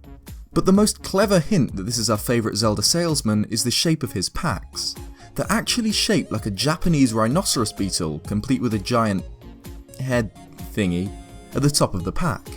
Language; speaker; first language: English; native; English